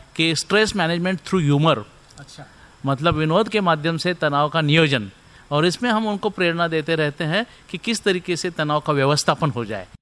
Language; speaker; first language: Hindi; non-native, local second language; Marathi